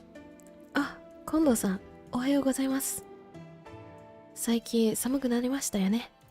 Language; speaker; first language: Japanese; non-native, learner; Vietnamese